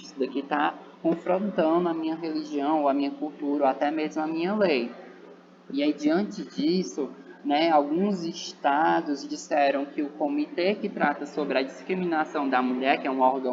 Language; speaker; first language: Portuguese; native; Portuguese